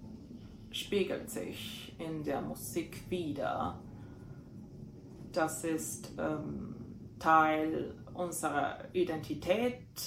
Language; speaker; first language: German; non-native, fluent; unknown